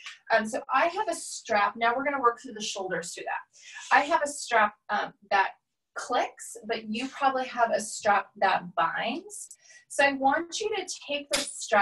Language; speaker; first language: English; native; English